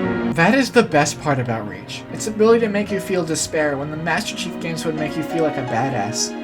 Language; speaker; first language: English; native; English